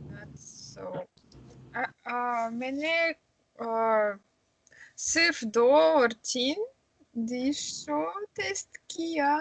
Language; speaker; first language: Hindi; non-native, learner; Russian